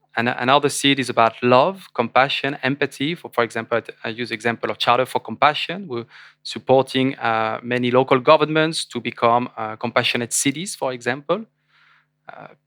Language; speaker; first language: English; non-native, fluent; French